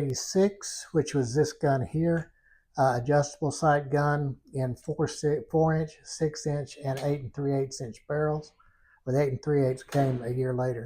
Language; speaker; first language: English; native; English